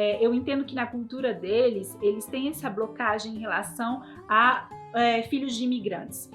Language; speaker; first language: Portuguese; native; Portuguese